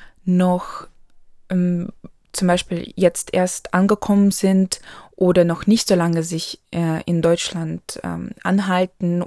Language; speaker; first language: German; non-native, local second language; Ukrainian